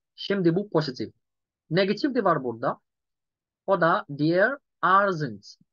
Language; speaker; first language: Turkish; non-native, fluent; Yoruba